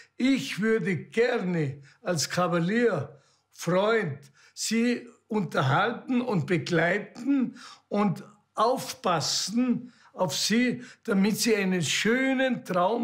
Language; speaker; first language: German; native; German